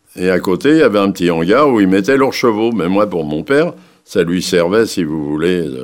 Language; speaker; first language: French; native; French